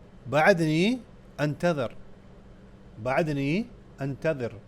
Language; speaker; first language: Arabic; non-native, fluent; Urdu